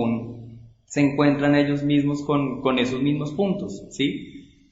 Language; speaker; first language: Spanish; native; Spanish